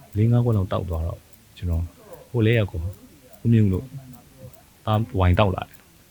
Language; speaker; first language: Burmese; native; Burmese